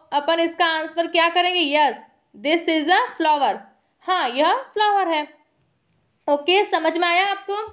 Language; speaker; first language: Hindi; native; Hindi